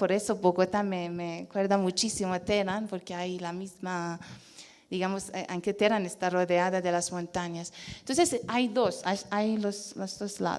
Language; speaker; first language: Spanish; non-native, fluent; Persian